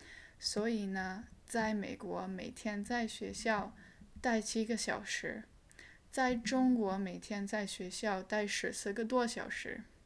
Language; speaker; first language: Chinese; early bilingual, heritage; English